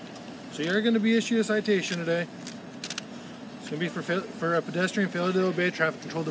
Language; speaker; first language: English; native; English